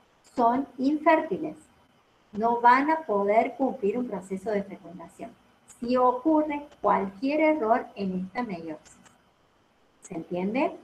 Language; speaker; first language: Spanish; native; Spanish